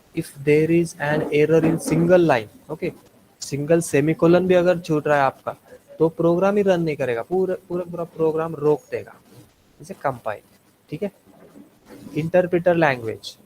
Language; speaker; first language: Hindi; non-native, local second language; Marathi